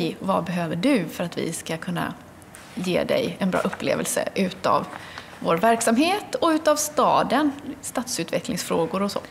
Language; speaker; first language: Swedish; native; Swedish